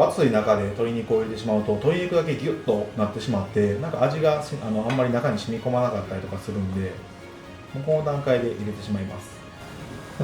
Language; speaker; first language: Japanese; native; Japanese